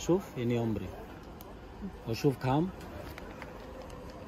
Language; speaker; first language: Arabic; non-native, learner; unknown